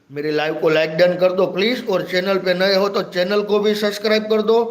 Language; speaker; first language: Hindi; non-native, local second language; Gujarati